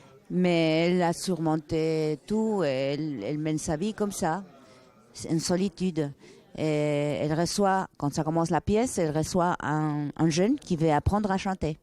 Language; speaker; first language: French; non-native, fluent; Spanish